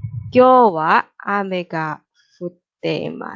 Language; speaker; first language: Japanese; non-native, fluent; Filipino